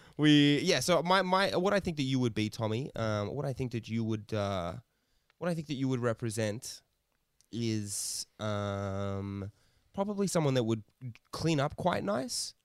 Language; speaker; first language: English; native; English